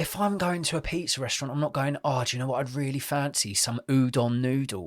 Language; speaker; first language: English; native; English